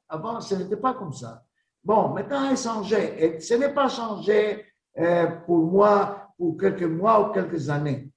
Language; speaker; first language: French; non-native, learner; Greek